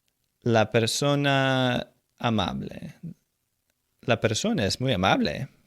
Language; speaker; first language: Spanish; non-native, fluent; English